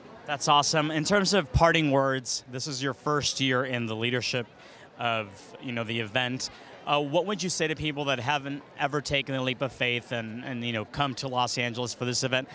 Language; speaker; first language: English; early bilingual, other home language; Spanish